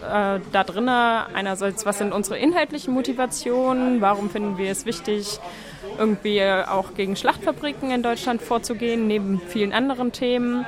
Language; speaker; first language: German; native; German